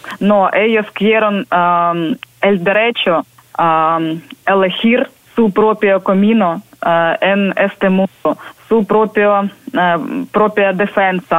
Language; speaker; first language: Spanish; non-native, learner; Ukrainian